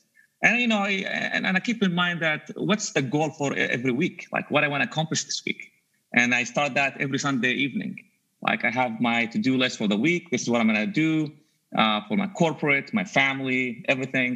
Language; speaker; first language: English; non-native, fluent; Arabic